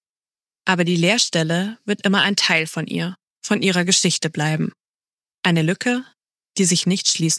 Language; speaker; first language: German; native; German